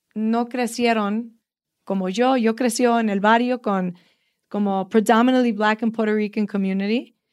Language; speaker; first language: Spanish; early bilingual, heritage; Spanish